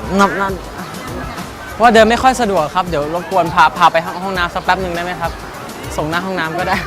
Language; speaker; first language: Thai; native; Thai